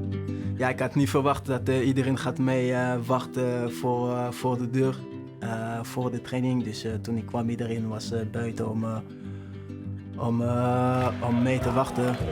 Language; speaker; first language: Dutch; non-native, learner; French